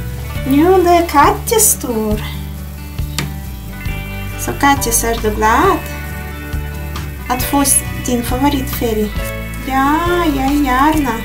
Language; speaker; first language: Swedish; non-native, fluent; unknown